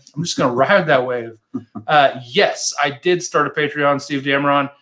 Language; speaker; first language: English; native; English